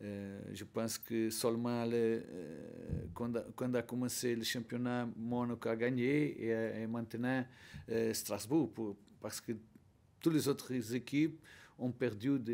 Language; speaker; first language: French; non-native, learner; Portuguese